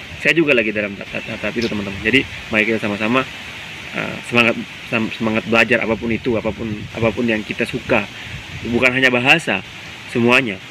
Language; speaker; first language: Indonesian; non-native, local second language; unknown